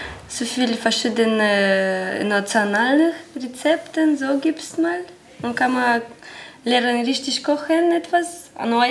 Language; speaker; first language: German; non-native, learner; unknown